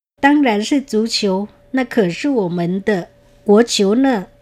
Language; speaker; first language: Chinese; non-native, fluent; Vietnamese